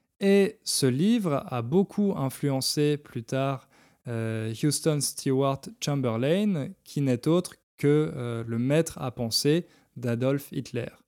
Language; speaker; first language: French; native; French